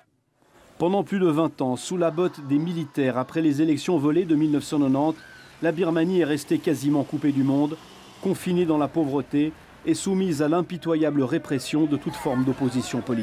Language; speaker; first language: French; native; French